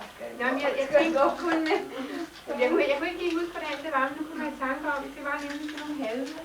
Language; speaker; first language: Danish; native; Danish